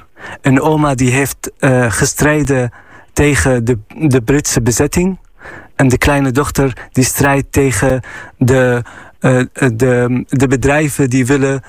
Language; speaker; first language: Dutch; non-native, fluent; Arabic